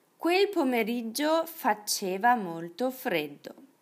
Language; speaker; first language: Italian; non-native, fluent; German